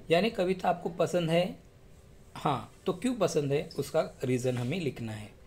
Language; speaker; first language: Hindi; non-native, local second language; Marathi